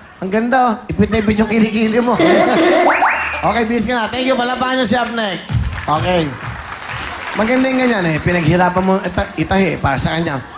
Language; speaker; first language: Filipino; native; Filipino